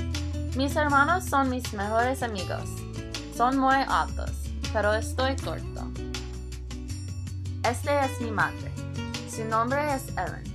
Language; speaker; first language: Spanish; non-native, learner; English